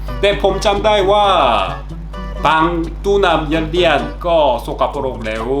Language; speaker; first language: Thai; non-native, learner; Korean